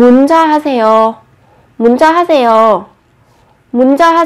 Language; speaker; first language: Korean; non-native, fluent; Vietnamese